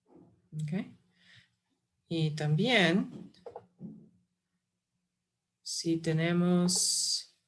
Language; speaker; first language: Spanish; non-native, fluent; English